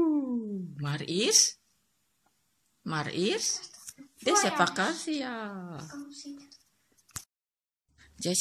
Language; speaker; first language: Dutch; non-native, learner; Indonesian